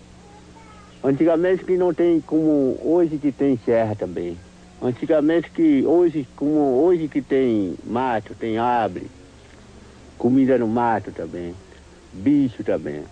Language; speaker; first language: Portuguese; non-native, local second language; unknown